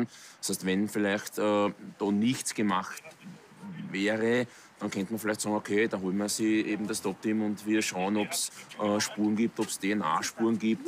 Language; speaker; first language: German; native; German